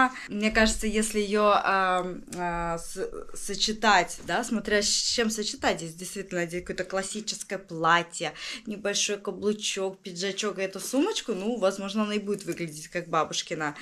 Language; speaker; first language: Russian; native; Russian